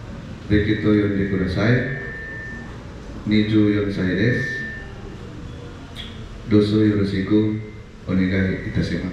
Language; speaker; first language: Japanese; non-native, learner; Indonesian